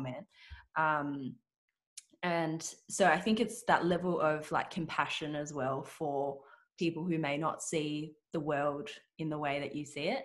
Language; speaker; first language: English; non-native, local second language; Cantonese